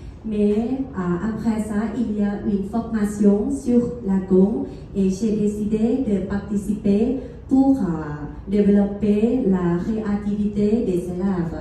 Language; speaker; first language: French; non-native, fluent; Thai